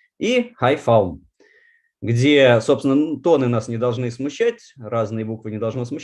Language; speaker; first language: Russian; native; Russian